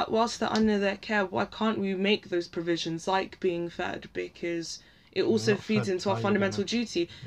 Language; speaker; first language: English; native; English